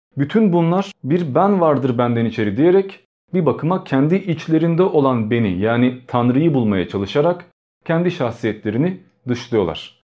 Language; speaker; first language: Turkish; early bilingual, other home language; Albanian